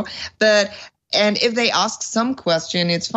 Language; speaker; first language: English; non-native, fluent; German